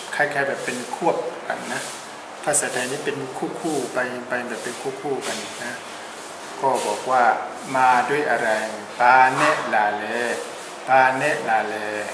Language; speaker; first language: Thai; non-native, fluent; Burmese